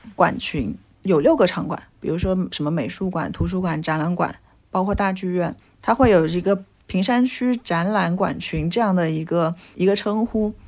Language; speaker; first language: Chinese; native; Chinese